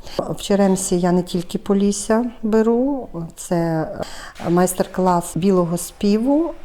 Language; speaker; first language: Ukrainian; native; Ukrainian